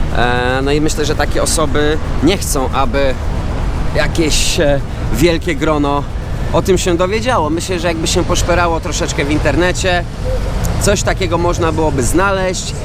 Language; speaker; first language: Polish; native; Polish